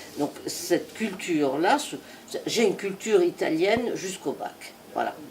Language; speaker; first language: French; non-native, fluent; Italian